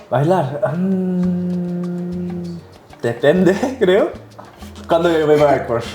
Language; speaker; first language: Spanish; non-native, learner; Korean